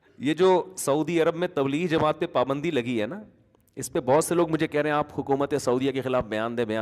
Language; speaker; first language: Urdu; native; Urdu